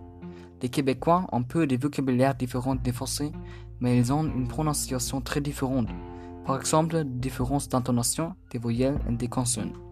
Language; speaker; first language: French; non-native, learner; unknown